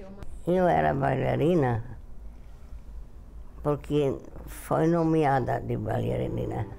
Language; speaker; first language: Portuguese; non-native, fluent; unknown